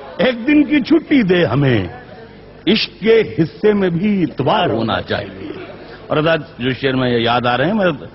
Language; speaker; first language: Urdu; native; Urdu